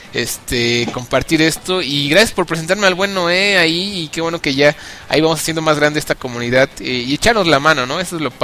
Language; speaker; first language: Spanish; native; Spanish